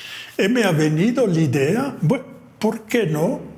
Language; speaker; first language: Spanish; non-native, fluent; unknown